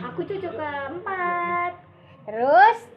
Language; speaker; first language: Indonesian; native; Indonesian